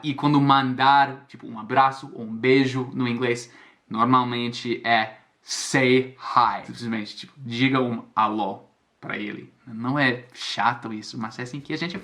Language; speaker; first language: Portuguese; non-native, fluent; English